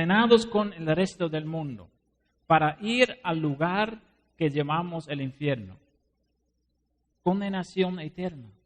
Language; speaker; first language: Spanish; non-native, fluent; Dutch